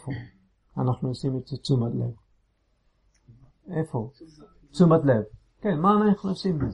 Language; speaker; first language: Hebrew; non-native, fluent; English